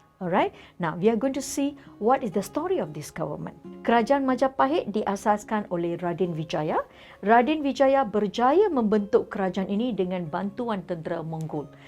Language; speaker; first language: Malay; non-native, local second language; Tamil